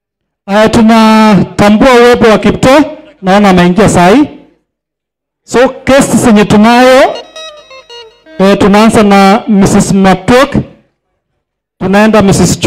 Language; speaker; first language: Swahili; non-native, local second language; Kalenjin